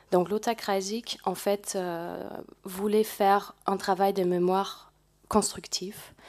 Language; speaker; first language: French; non-native, fluent; German